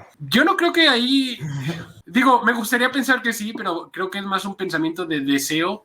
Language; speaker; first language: Spanish; native; Spanish